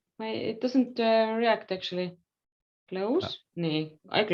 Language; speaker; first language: English; non-native, fluent; Estonian